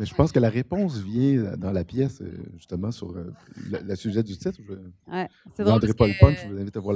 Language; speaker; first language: French; native; French